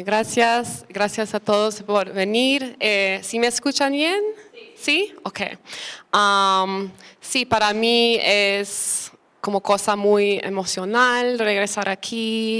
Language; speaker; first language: Spanish; early bilingual, other home language; English